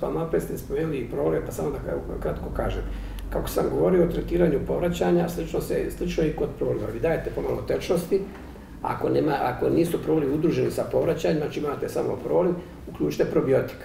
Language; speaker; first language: Bosnian; native; Bosnian